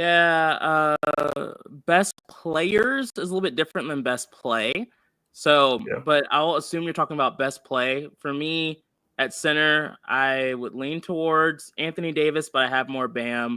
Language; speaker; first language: English; native; English